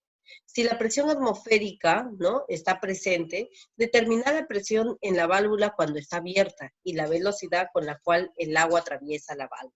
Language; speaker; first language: Spanish; native; Spanish